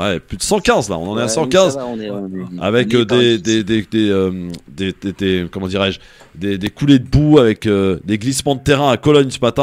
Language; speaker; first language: French; native; French